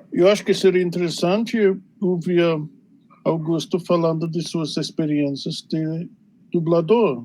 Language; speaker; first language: Portuguese; non-native, fluent; English